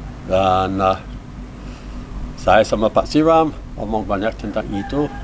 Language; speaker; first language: Indonesian; non-native, learner; English